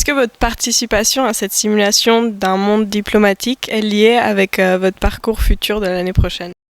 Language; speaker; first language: French; non-native, fluent; Greek